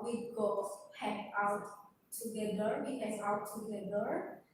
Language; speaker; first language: English; non-native, learner; Indonesian